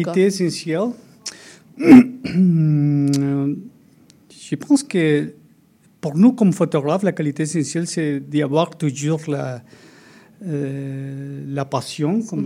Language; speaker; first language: French; non-native, fluent; Spanish